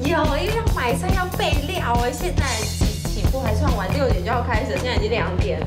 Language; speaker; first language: Chinese; native; Chinese